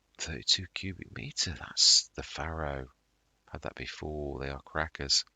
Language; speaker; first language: English; native; English